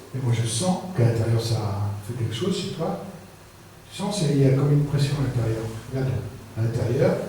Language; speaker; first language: French; native; French